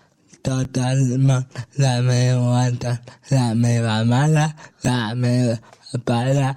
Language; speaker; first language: Catalan; non-native, local second language; Spanish